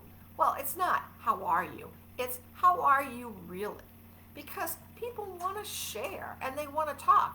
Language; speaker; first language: English; native; English